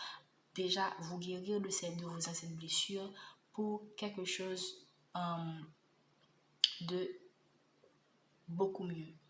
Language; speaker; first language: French; native; French